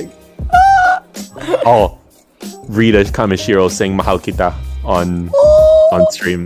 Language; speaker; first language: English; native; English